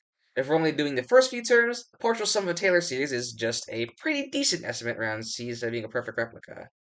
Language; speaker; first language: English; native; English